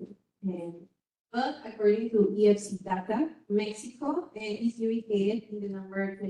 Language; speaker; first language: English; non-native, learner; Spanish